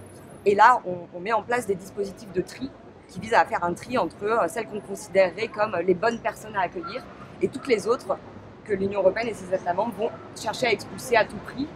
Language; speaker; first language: French; native; French